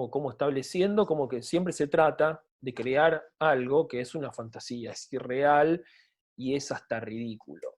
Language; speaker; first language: Spanish; native; Spanish